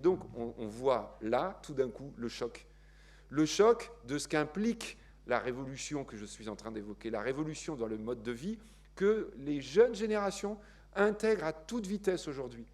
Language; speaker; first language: French; native; French